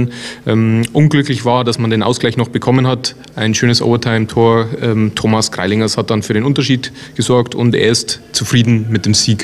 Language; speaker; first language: German; native; German